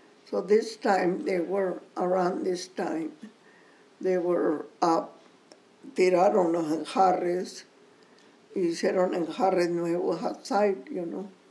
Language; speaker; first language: English; early bilingual, other home language; Spanish